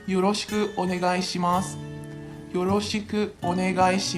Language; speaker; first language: Japanese; non-native, fluent; Filipino